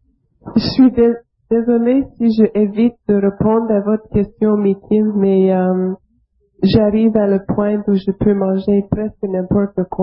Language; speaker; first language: French; non-native, fluent; English